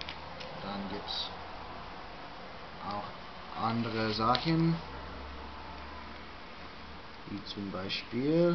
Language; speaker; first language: German; non-native, learner; English